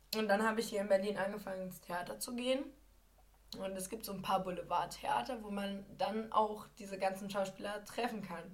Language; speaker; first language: German; native; German